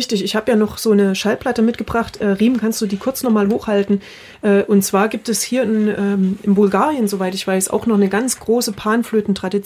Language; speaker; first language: German; native; German